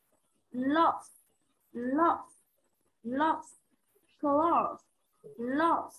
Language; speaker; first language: English; non-native, learner; Vietnamese